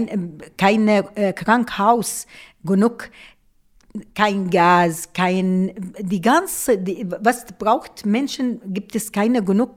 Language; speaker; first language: German; non-native, local second language; Arabic